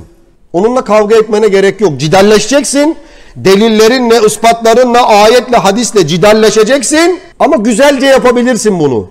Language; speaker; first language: Turkish; native; Turkish